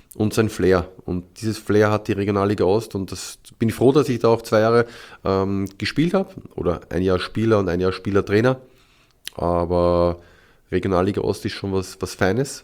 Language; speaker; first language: German; native; German